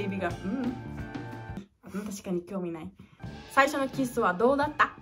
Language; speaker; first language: Japanese; non-native, learner; Portuguese